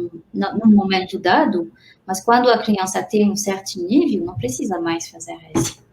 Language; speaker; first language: Portuguese; non-native, fluent; French